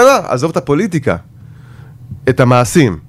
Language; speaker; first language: Hebrew; native; Hebrew